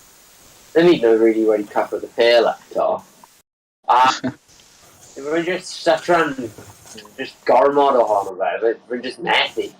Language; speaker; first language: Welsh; non-native, local second language; English